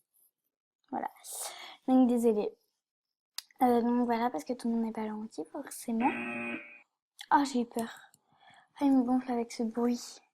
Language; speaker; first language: French; native; French